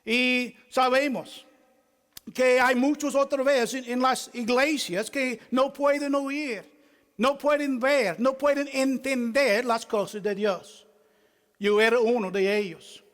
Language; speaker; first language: Spanish; non-native, fluent; English